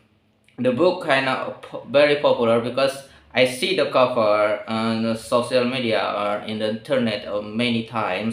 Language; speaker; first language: English; non-native, learner; Indonesian